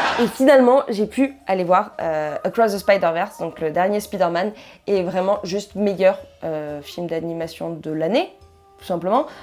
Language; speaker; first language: French; native; French